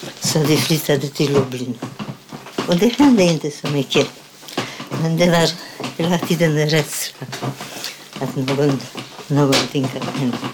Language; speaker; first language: Swedish; non-native, fluent; Polish